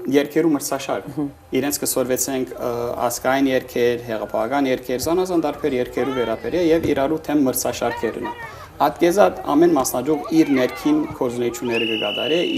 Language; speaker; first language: Armenian; early bilingual, heritage; Armenian